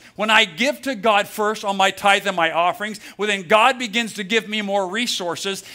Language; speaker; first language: English; native; English